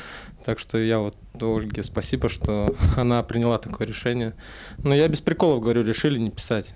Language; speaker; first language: Russian; native; Russian